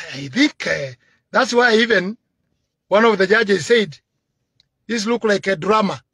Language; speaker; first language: English; non-native, local second language; Swahili